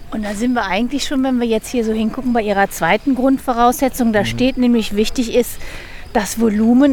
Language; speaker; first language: German; native; German